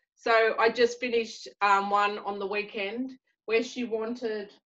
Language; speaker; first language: English; native; English